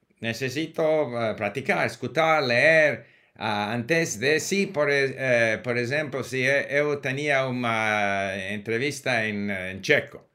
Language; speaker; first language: Portuguese; non-native, learner; English